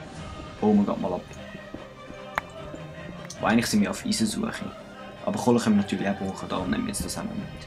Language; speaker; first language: German; native; German